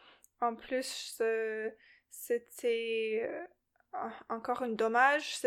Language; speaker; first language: French; non-native, local second language; English